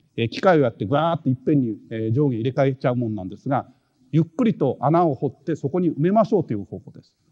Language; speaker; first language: Japanese; native; Japanese